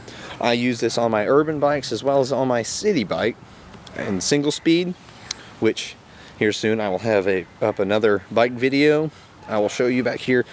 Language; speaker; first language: English; native; English